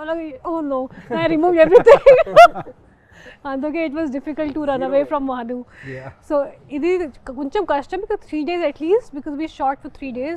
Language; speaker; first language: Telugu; non-native, fluent; Hindi